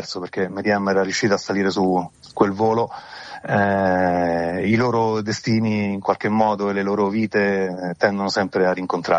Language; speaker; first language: Italian; native; Italian